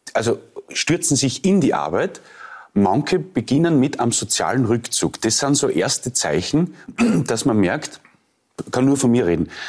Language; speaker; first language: German; native; German